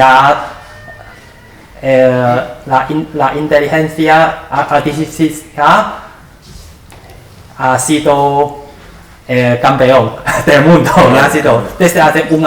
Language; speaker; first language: Spanish; non-native, learner; Chinese